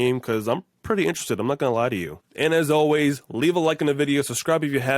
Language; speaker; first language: English; native; English